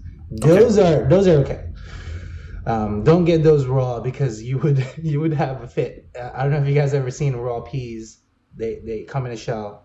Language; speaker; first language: English; native; English